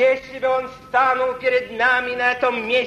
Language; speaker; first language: Russian; non-native, fluent; Polish